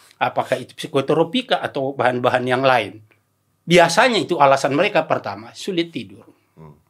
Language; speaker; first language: Indonesian; native; Indonesian